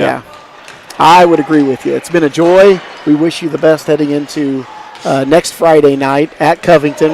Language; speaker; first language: English; native; English